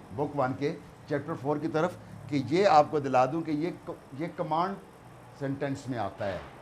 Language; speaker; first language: Urdu; non-native, local second language; Punjabi